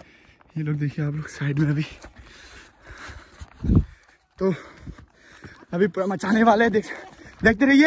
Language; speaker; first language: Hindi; non-native, local second language; Assamese